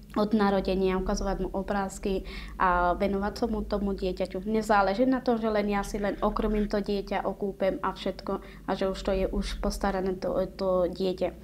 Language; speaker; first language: Slovak; non-native, local second language; Romany